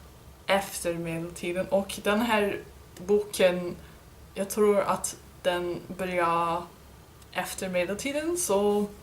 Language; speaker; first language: Swedish; non-native, learner; English